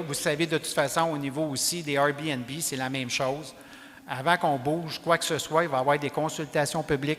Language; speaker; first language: French; native; French